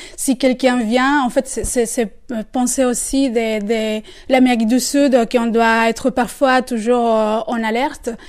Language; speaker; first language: French; non-native, fluent; Spanish